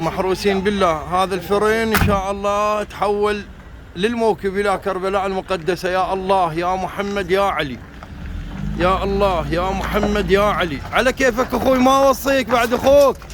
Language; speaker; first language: Arabic; native; Arabic